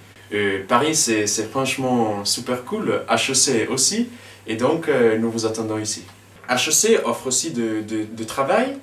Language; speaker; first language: French; non-native, fluent; Italian